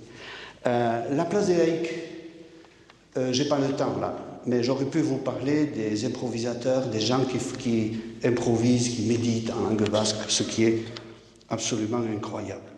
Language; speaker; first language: French; native; French